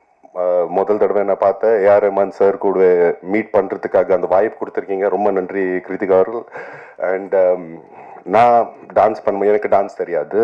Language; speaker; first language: Tamil; non-native, local second language; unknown